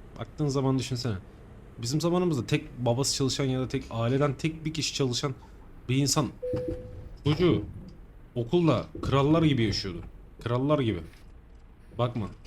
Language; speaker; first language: Turkish; native; Turkish